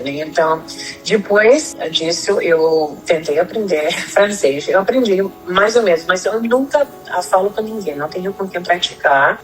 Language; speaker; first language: Portuguese; non-native, fluent; Spanish